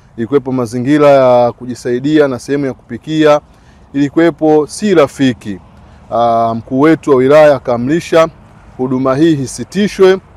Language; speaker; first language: Swahili; native; Swahili